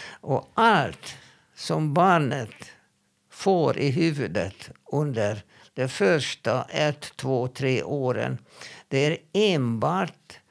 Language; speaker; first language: Swedish; non-native, fluent; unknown